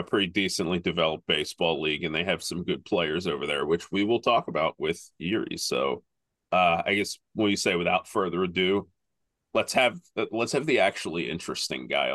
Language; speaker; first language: English; native; English